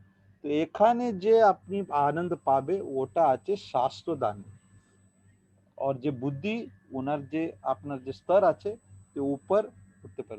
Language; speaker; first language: Bangla; non-native, learner; Hindi